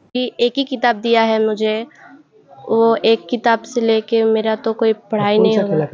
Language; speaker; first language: Hindi; non-native, local second language; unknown